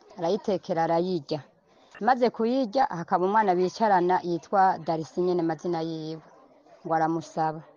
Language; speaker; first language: Rundi; native; Rundi